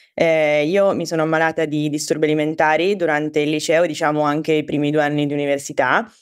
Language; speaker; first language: Italian; native; Italian